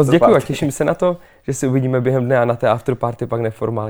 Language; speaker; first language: Czech; native; Czech